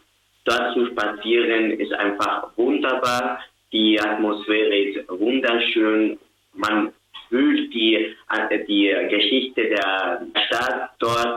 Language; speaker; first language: German; non-native, learner; Spanish